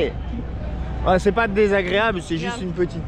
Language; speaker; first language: French; native; French